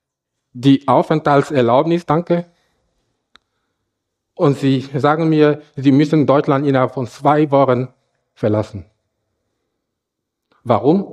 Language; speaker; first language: German; non-native, fluent; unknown